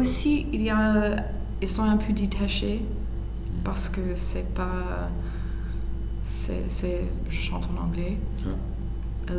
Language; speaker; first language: French; non-native, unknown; English